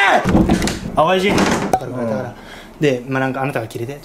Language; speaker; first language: Japanese; native; Japanese